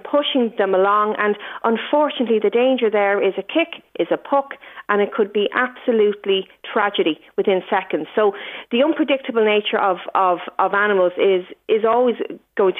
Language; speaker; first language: English; native; English